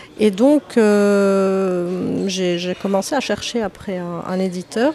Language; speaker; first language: French; native; French